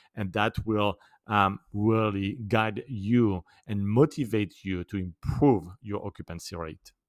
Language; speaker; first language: English; non-native, fluent; French